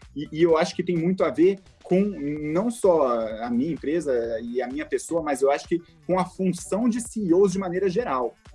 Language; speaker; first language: Portuguese; native; Portuguese